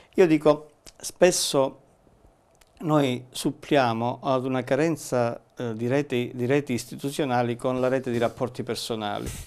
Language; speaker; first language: Italian; native; Italian